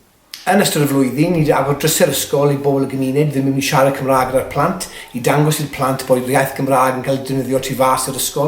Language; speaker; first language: Welsh; native; Welsh